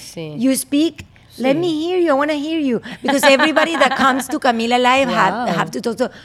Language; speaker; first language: Spanish; native; Spanish